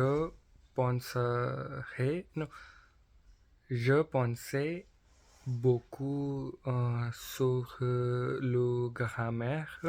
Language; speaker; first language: French; non-native, learner; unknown